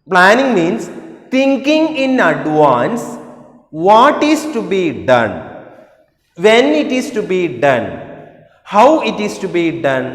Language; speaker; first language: English; non-native, local second language; Malayalam